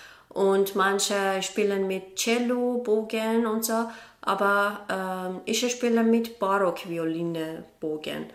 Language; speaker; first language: German; non-native, learner; Persian